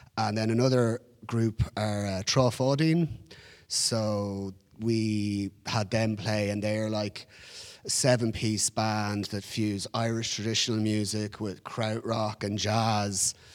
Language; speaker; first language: English; native; English